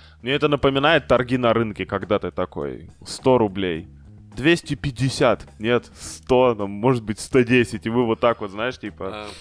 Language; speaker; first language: Russian; native; Russian